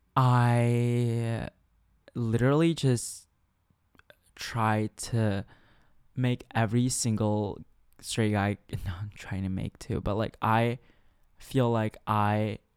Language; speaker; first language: English; non-native, fluent; Chinese